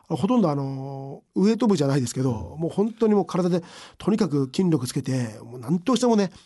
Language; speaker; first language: Japanese; native; Japanese